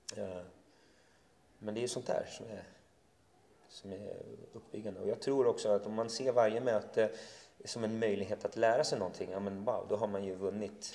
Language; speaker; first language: Swedish; early bilingual, other home language; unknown